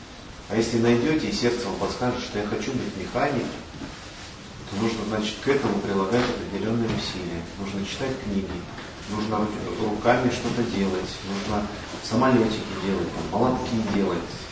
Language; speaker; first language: Russian; native; Russian